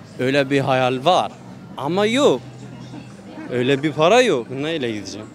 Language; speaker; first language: Turkish; native; Turkish